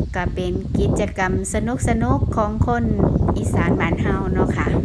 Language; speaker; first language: Thai; native; Thai